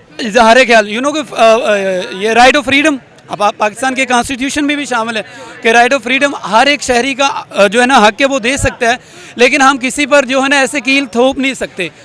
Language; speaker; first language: Urdu; non-native, local second language; Punjabi